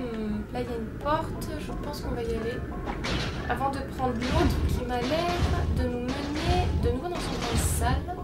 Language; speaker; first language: French; native; French